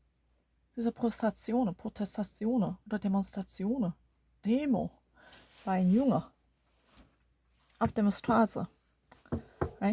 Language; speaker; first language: German; non-native, learner; Korean